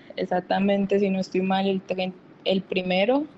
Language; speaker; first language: Spanish; native; Spanish